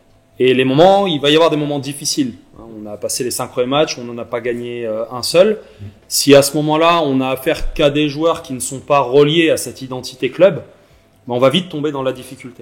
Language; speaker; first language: French; native; French